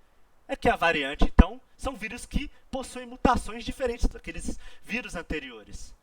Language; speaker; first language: Portuguese; native; Portuguese